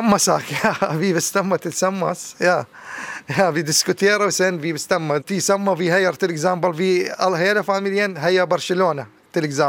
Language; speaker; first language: Swedish; non-native, learner; Arabic